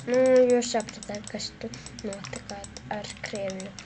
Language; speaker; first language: Latvian; non-native, local second language; Russian